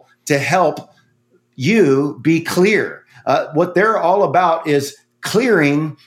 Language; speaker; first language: English; native; English